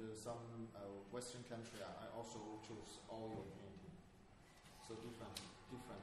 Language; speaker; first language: English; non-native, learner; Chinese